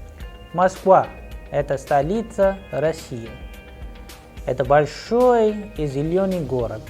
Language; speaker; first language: Russian; non-native, fluent; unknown